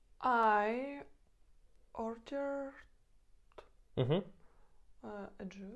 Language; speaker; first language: English; non-native, learner; Russian